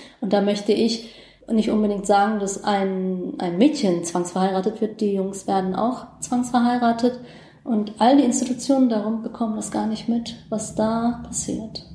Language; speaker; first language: German; early bilingual, other home language; Kurdish